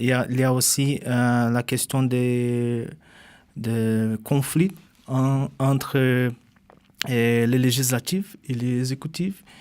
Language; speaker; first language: French; non-native, fluent; Portuguese